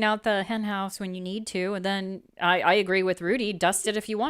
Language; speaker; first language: English; native; English